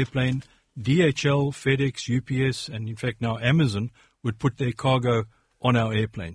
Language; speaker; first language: English; native; English